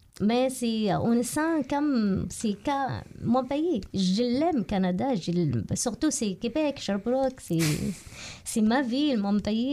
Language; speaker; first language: French; non-native, learner; Arabic